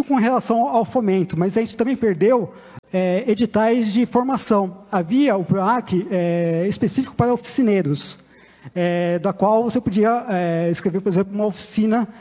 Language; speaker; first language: Portuguese; native; Portuguese